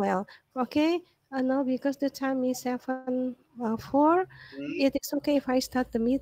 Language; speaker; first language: English; non-native, learner; Indonesian